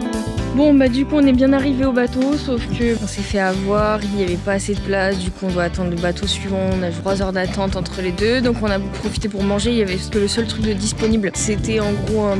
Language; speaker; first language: French; native; French